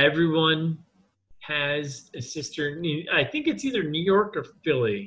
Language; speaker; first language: English; native; English